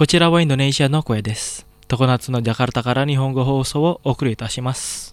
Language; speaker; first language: Japanese; non-native, fluent; Indonesian